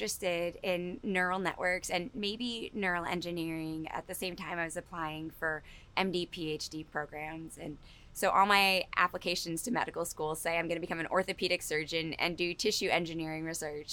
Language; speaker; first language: English; native; English